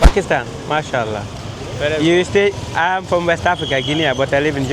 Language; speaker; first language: English; non-native, fluent; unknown